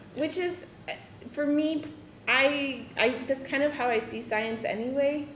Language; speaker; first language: English; native; English